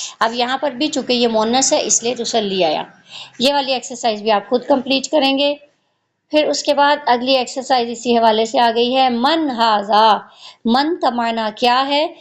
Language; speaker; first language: Urdu; native; Urdu